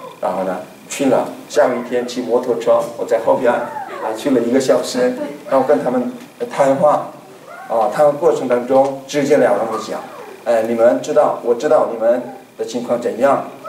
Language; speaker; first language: Chinese; non-native, fluent; Korean